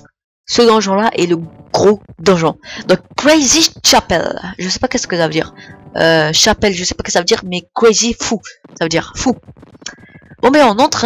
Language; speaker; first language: French; native; French